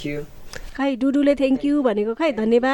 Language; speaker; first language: Nepali; native; Nepali